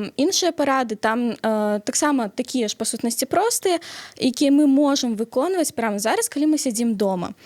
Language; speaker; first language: Belarusian; non-native, local second language; Russian